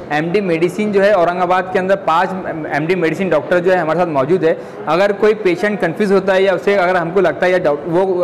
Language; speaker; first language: Hindi; native; Hindi